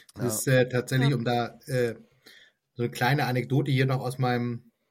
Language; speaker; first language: German; native; German